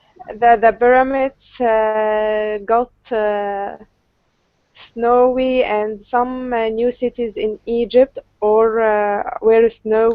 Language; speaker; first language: English; non-native, learner; Arabic